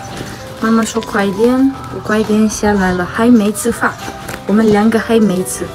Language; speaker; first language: Chinese; non-native, learner; Ukrainian